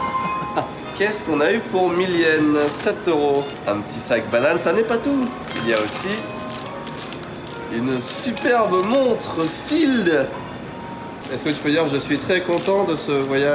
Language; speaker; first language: French; native; French